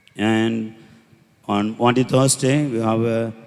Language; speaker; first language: English; non-native, local second language; Tamil